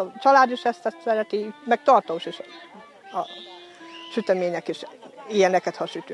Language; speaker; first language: Hungarian; native; Hungarian